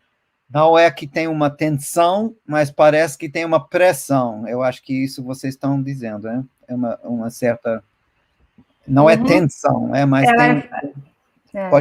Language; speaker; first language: Portuguese; non-native, fluent; English